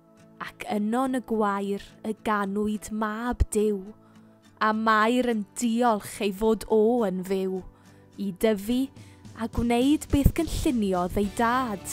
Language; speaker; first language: Welsh; native; Welsh